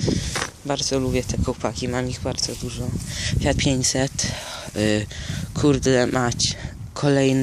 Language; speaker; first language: Polish; early bilingual, heritage; Polish